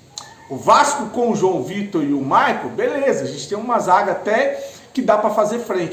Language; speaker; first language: Portuguese; native; Portuguese